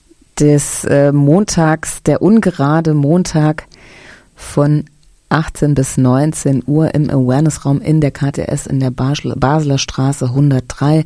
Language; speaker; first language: German; native; German